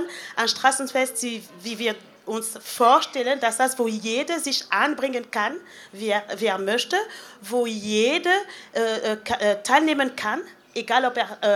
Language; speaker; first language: German; non-native, fluent; French